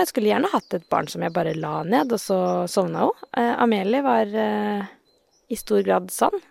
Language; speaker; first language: Norwegian; native; Norwegian